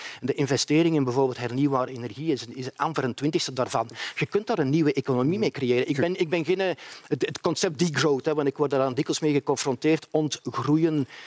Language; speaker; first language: Dutch; native; Dutch